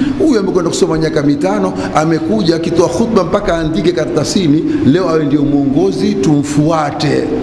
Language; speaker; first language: Swahili; native; Swahili